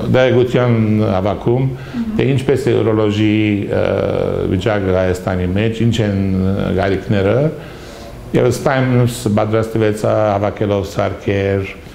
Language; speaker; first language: Armenian; early bilingual, heritage; Armenian